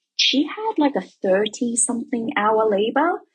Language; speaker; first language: English; native; English